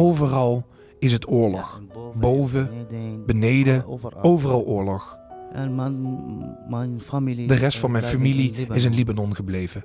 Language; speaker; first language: Dutch; non-native, learner; Arabic